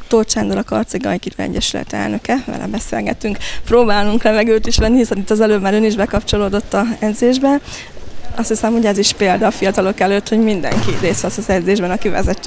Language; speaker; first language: Hungarian; native; Hungarian